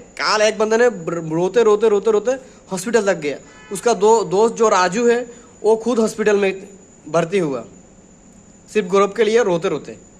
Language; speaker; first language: Hindi; non-native, learner; Bangla